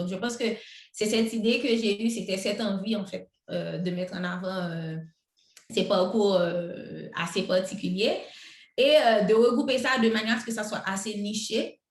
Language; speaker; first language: French; non-native, local second language; Haitian Creole